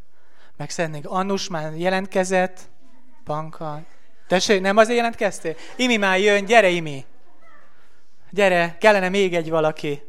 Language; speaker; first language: Hungarian; native; Hungarian